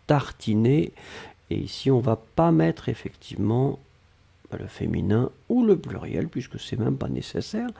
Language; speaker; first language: French; native; French